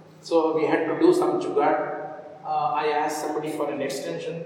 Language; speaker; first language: English; non-native, local second language; Kannada